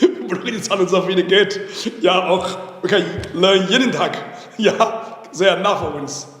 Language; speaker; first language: German; non-native, learner; Chinese